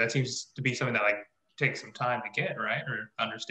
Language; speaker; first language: English; native; English